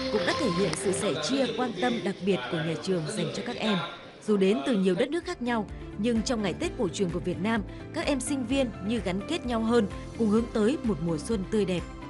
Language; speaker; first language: Vietnamese; native; Vietnamese